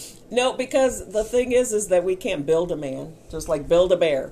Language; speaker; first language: English; native; English